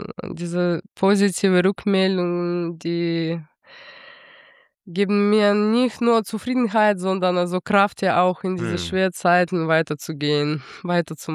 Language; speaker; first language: German; non-native, fluent; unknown